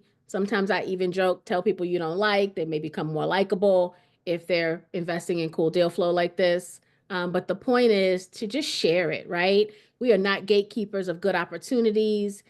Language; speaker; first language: English; native; English